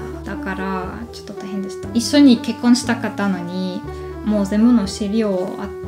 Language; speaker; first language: Japanese; non-native, learner; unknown